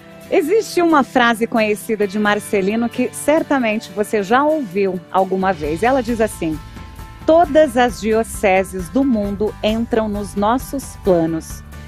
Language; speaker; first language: Portuguese; native; Portuguese